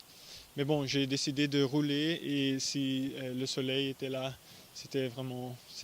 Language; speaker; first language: French; non-native, fluent; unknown